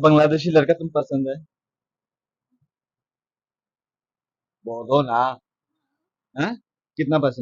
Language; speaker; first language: Hindi; non-native, learner; Bangla